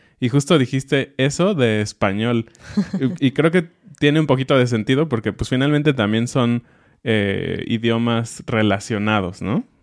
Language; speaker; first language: Spanish; native; Spanish